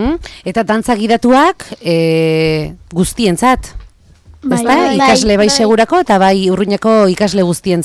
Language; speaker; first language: Basque; native; Basque